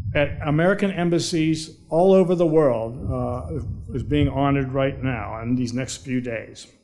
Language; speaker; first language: English; native; English